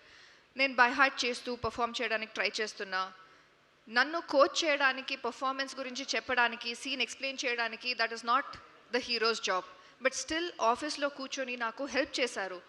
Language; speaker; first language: Telugu; non-native, fluent; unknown